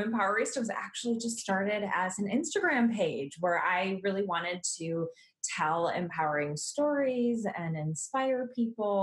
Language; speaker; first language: English; native; English